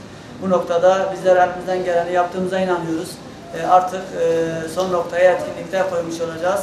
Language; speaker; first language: Turkish; native; Turkish